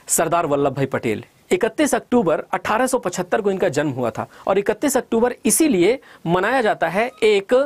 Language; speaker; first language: Hindi; native; Hindi